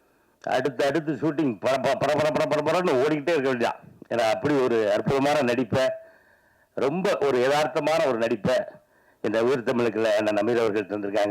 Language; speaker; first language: Tamil; native; Tamil